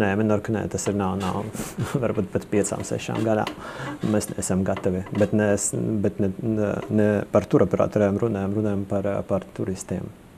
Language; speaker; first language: Latvian; non-native, local second language; Russian